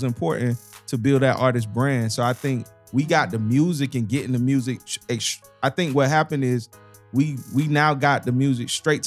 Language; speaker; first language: English; native; English